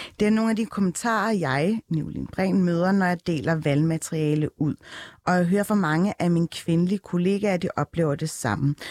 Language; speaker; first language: Danish; early bilingual, other home language; Turkish